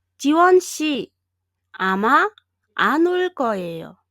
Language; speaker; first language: Korean; non-native, fluent; Mongolian